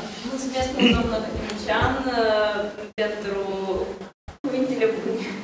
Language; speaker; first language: Romanian; non-native, local second language; Russian